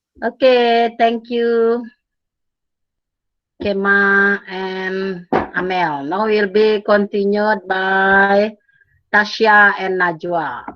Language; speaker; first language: English; non-native, fluent; Indonesian